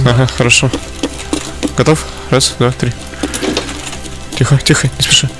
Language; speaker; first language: Russian; native; Russian